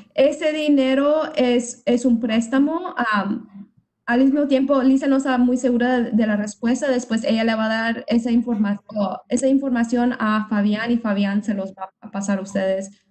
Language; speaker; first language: Spanish; early bilingual, other home language; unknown